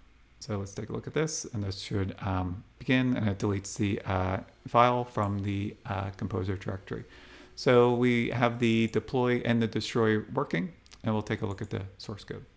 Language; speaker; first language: English; native; English